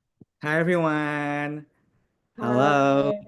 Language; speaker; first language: English; non-native, fluent; Indonesian